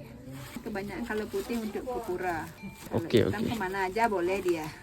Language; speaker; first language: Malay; non-native, local second language; Balinese